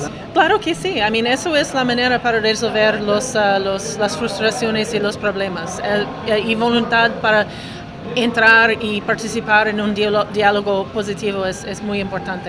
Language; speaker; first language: Spanish; non-native, fluent; English